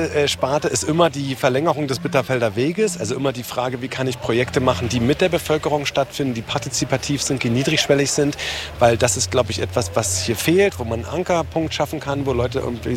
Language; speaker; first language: German; native; German